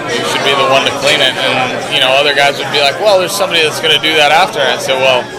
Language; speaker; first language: English; early bilingual, other home language; Italian